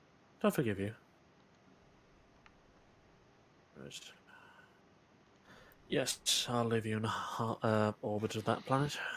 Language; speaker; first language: English; native; English